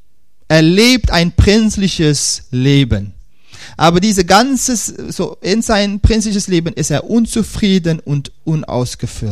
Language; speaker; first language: German; non-native, fluent; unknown